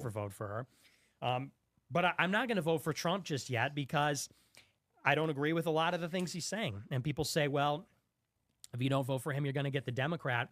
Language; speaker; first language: English; native; English